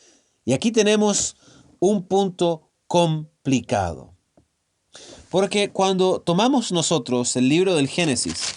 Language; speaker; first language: Spanish; native; Spanish